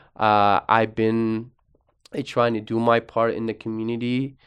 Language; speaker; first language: English; early bilingual, other home language; Arabic